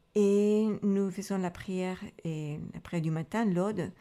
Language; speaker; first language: French; non-native, fluent; Spanish